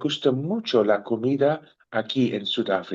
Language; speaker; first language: Spanish; non-native, learner; English